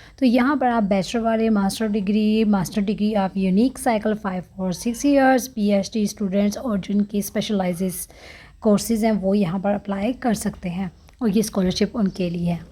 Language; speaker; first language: Urdu; native; Urdu